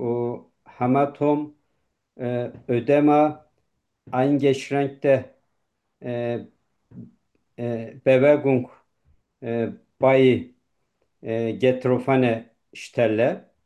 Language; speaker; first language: German; non-native, learner; Turkish